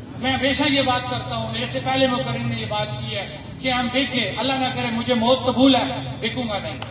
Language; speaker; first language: Urdu; non-native, local second language; Pahari-Potwari